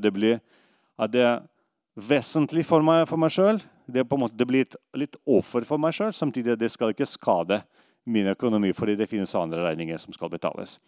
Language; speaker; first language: Norwegian; non-native, fluent; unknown